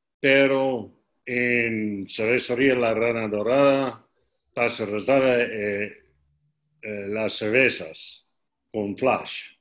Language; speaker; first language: Spanish; non-native, learner; English